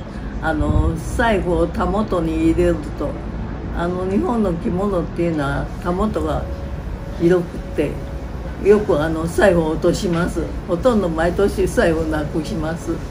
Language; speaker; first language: Japanese; non-native, local second language; Chinese